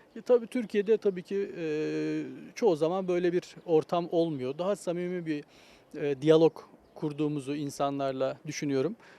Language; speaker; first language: Turkish; native; Turkish